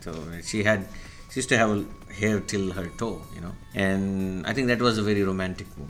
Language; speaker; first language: English; non-native, local second language; Marathi